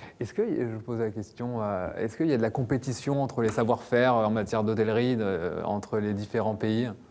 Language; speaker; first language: French; native; French